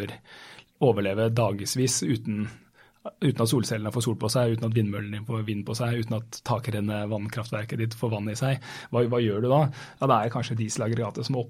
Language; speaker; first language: Norwegian; native; Norwegian